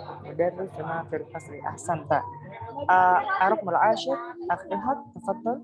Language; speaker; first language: Arabic; non-native, fluent; Indonesian